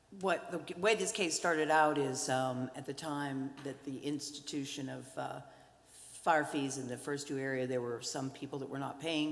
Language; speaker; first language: English; native; English